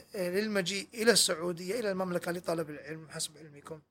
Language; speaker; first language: Arabic; non-native, fluent; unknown